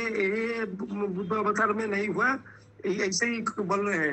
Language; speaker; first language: Hindi; non-native, local second language; Bangla